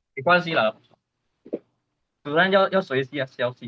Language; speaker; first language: Chinese; non-native, learner; Indonesian